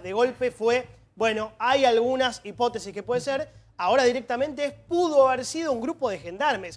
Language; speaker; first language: Spanish; native; Spanish